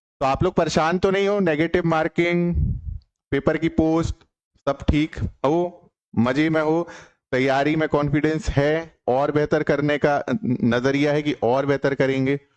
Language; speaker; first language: Hindi; native; Hindi